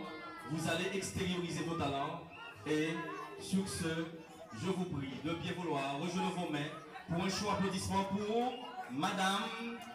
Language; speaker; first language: French; non-native, local second language; Haitian Creole